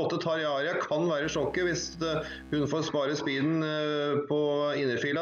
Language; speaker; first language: Norwegian; native; Norwegian